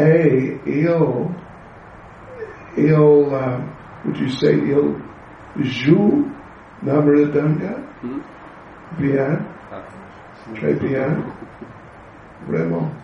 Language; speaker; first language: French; non-native, learner; English